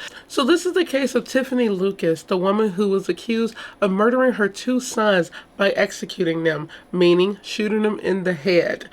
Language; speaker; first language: English; native; English